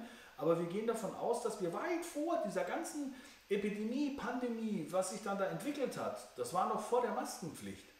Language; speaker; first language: German; native; German